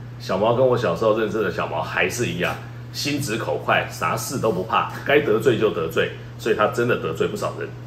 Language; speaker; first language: Chinese; native; Chinese